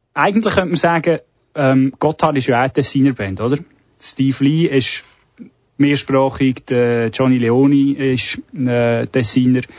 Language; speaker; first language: German; early bilingual, other home language; Serbian